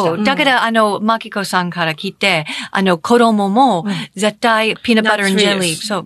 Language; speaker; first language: Japanese; non-native, fluent; English